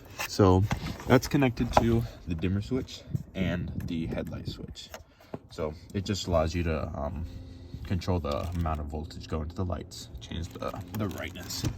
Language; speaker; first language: English; native; English